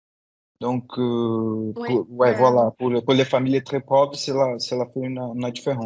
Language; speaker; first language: French; non-native, fluent; Portuguese